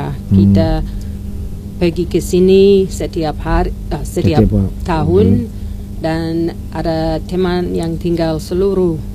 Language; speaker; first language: Indonesian; non-native, learner; English